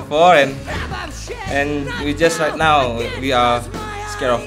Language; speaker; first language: English; non-native, learner; Indonesian